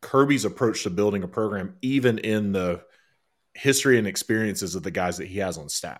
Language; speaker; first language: English; native; English